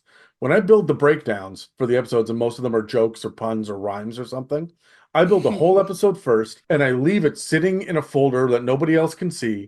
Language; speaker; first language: English; native; English